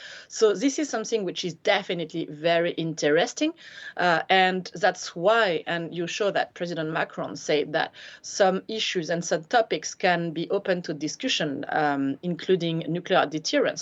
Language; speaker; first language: English; non-native, fluent; French